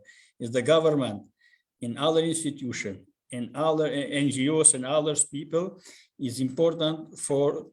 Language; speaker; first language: English; non-native, learner; Albanian